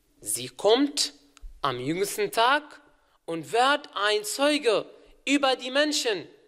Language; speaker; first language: German; non-native, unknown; Arabic